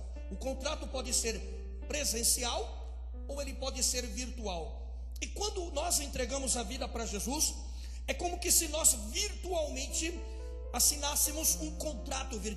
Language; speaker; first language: Portuguese; native; Portuguese